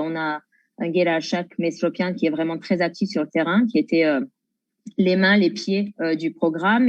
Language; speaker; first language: French; native; French